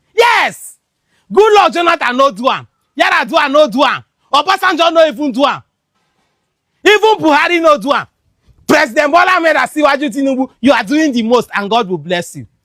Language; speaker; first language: Nigerian Pidgin; non-native, local second language; Igbo